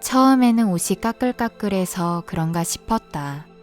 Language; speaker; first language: Korean; native; Korean